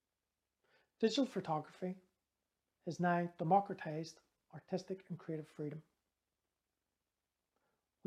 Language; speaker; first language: English; native; English